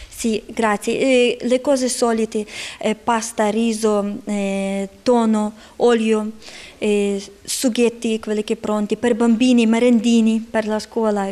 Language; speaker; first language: Italian; non-native, fluent; Ukrainian